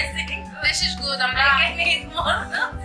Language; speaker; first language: English; non-native, learner; Indonesian